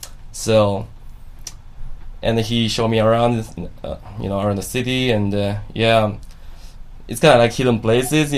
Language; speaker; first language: English; non-native, fluent; Japanese